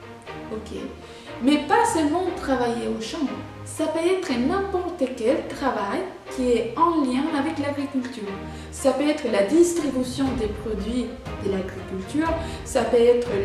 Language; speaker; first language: French; non-native, fluent; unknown